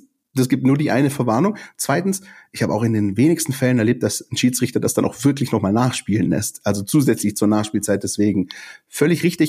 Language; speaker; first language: German; native; German